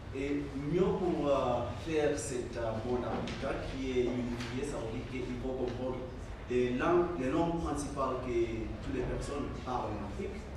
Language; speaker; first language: French; non-native, learner; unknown